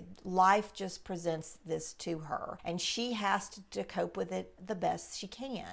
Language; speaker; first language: English; native; English